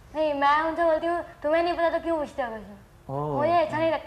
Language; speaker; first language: Hindi; native; Hindi